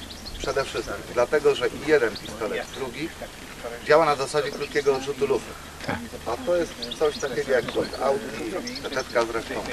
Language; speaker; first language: Polish; native; Polish